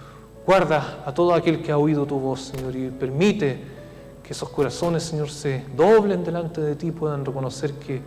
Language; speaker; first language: Spanish; native; Spanish